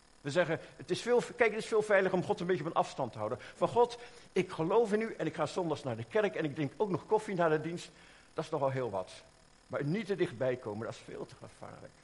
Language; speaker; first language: Dutch; native; Dutch